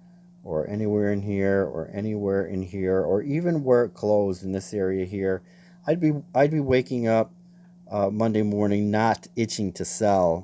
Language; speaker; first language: English; native; English